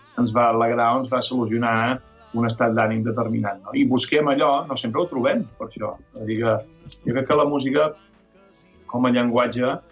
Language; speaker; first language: Catalan; native; Catalan